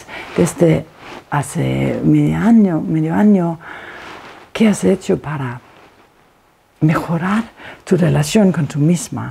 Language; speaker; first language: Spanish; non-native, fluent; Danish